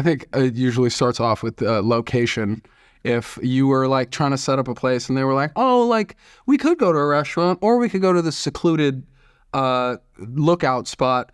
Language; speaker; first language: English; native; English